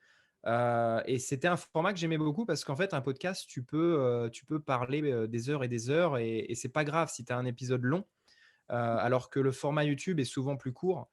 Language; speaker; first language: French; native; French